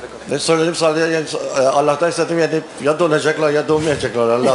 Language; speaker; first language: Turkish; non-native, learner; Persian